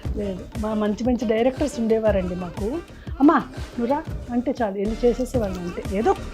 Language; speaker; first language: Telugu; native; Telugu